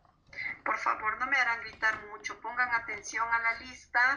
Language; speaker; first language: Spanish; native; Spanish